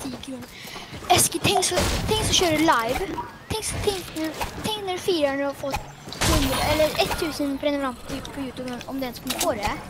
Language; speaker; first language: Swedish; native; Swedish